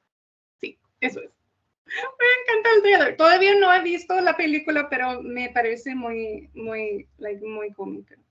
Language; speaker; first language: Spanish; non-native, fluent; English